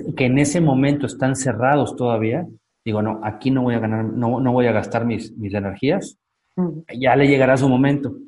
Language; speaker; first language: Spanish; native; Spanish